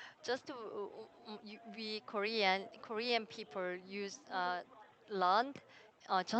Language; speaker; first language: English; non-native, learner; Korean